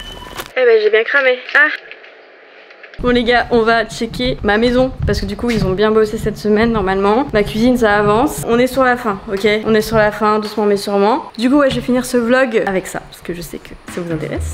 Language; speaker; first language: French; native; French